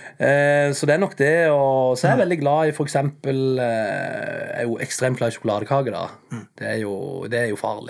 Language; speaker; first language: Norwegian; native; Norwegian